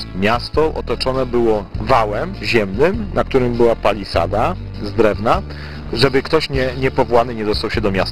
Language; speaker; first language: Polish; native; Polish